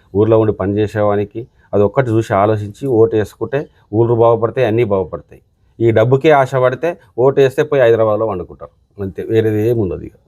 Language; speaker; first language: Telugu; native; Telugu